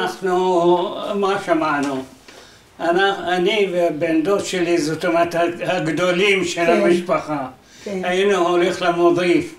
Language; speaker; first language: Hebrew; non-native, fluent; Arabic